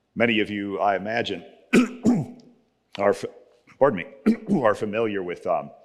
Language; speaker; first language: English; native; English